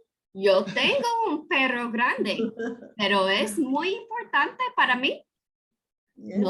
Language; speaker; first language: Spanish; non-native, fluent; English